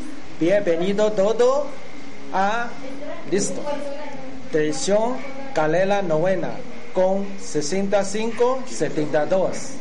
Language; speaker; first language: Spanish; non-native, learner; Chinese